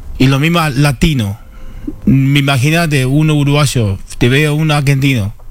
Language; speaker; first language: Spanish; non-native, learner; Chinese